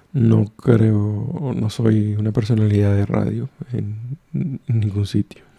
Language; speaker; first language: Spanish; native; Spanish